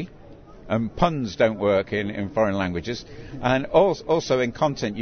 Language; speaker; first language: English; native; English